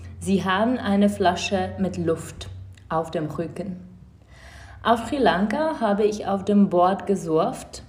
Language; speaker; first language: German; non-native, fluent; Czech